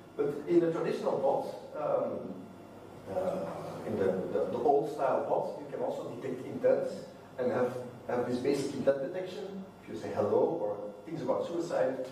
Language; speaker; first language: English; non-native, fluent; Dutch